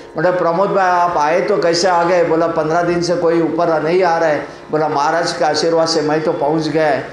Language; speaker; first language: Hindi; non-native, local second language; Marathi